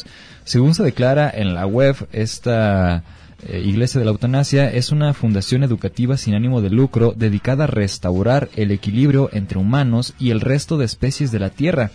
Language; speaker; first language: Spanish; native; Spanish